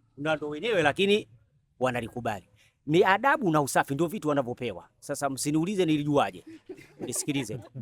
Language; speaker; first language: Swahili; native; Swahili